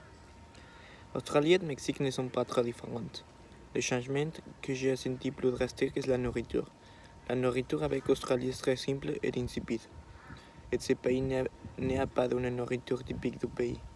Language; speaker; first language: French; non-native, learner; Spanish